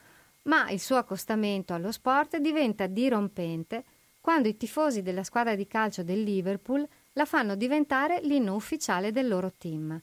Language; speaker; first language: Italian; native; Italian